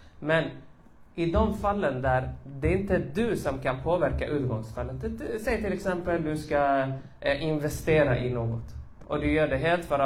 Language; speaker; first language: Swedish; early bilingual, other home language; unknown